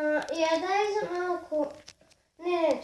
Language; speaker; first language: Bulgarian; native; Bulgarian